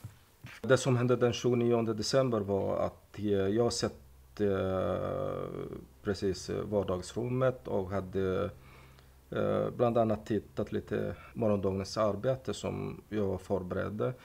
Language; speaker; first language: Swedish; non-native, fluent; Somali